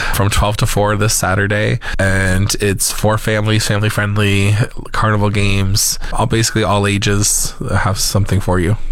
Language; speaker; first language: English; native; English